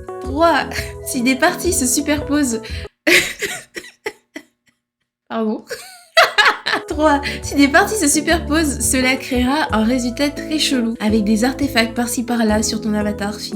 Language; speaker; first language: French; native; French